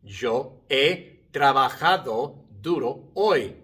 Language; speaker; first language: Spanish; non-native, fluent; English